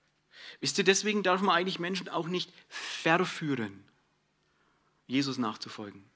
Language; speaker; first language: German; native; German